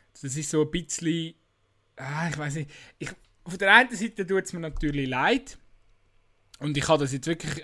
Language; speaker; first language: German; native; German